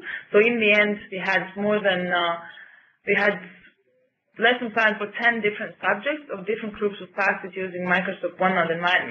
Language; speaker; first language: English; non-native, learner; Latvian